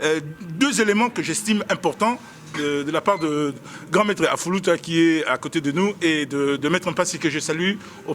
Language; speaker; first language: French; non-native, local second language; Lingala